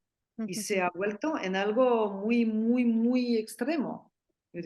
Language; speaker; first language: Spanish; non-native, fluent; French